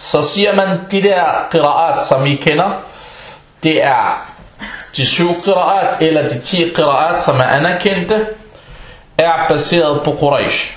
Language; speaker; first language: Danish; non-native, fluent; Arabic